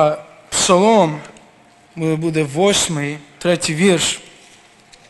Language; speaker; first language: Ukrainian; early bilingual, heritage; Ukrainian